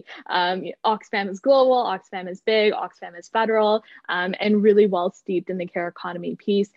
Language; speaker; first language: English; native; English